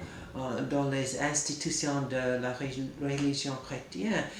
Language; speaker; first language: French; non-native, fluent; English